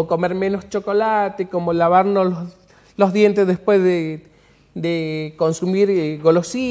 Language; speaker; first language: Spanish; native; Spanish